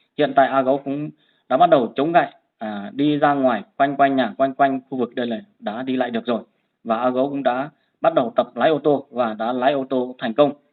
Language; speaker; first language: Vietnamese; non-native, local second language; Hmong